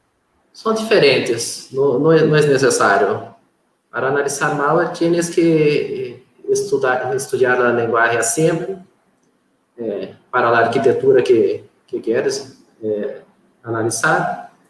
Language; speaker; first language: Spanish; non-native, fluent; Portuguese